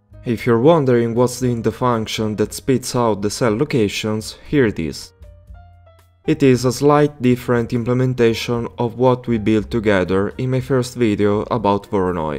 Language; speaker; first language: English; non-native, fluent; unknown